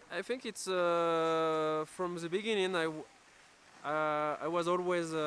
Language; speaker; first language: English; non-native, learner; French